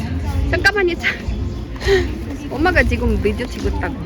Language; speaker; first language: Korean; non-native, learner; Filipino